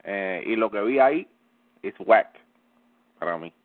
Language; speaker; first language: Spanish; early bilingual, heritage; Spanish